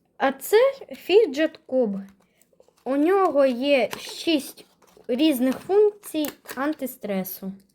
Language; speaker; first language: Ukrainian; native; Ukrainian